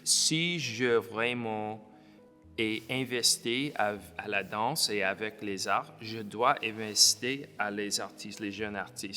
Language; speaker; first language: French; non-native, local second language; English